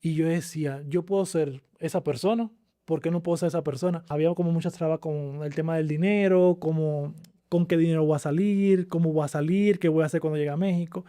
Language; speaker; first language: Spanish; native; Spanish